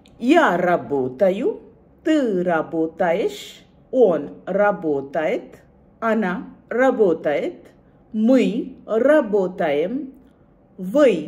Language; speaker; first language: Russian; non-native, fluent; Bangla